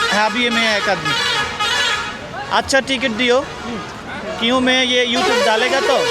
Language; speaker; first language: Hindi; non-native, learner; Bangla